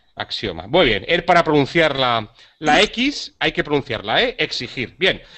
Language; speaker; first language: Spanish; native; Spanish